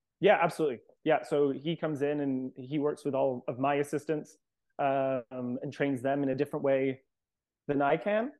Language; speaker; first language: English; native; English